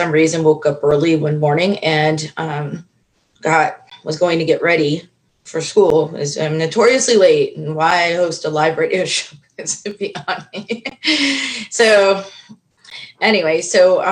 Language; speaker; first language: English; native; English